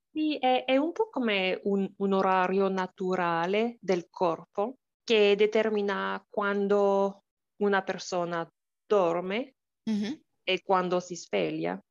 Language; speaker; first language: Italian; non-native, learner; English